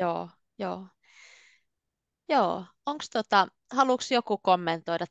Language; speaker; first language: Finnish; native; Finnish